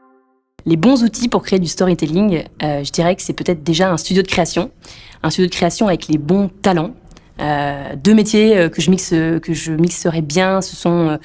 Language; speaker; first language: French; native; French